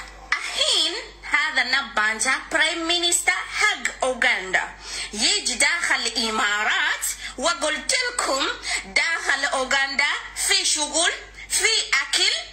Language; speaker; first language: Arabic; non-native, learner; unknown